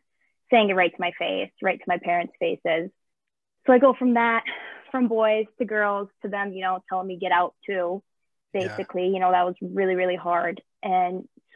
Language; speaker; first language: English; native; English